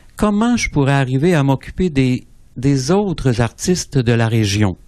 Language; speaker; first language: French; native; French